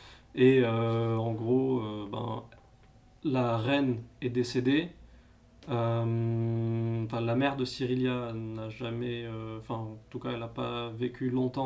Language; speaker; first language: French; native; French